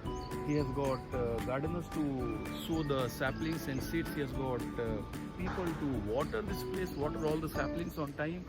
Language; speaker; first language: English; non-native, local second language; Hindi